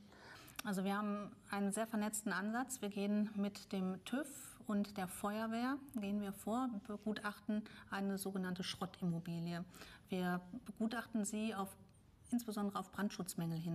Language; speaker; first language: German; native; German